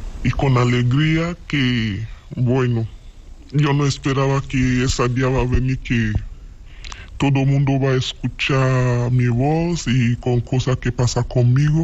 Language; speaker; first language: Spanish; non-native, learner; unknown